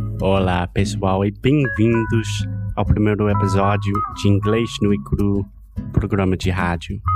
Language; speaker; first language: Portuguese; non-native, fluent; English